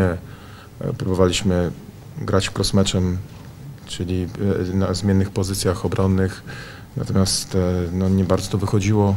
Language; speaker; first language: Polish; native; Polish